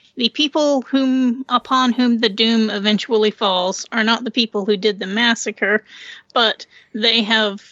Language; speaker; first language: English; native; English